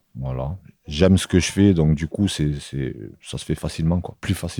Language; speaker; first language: French; native; French